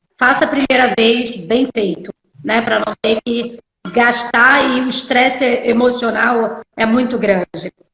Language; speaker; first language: Portuguese; native; Portuguese